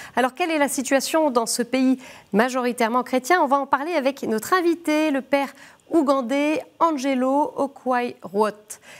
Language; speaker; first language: French; native; French